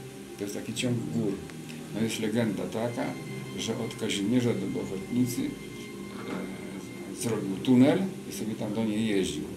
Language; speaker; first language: Polish; native; Polish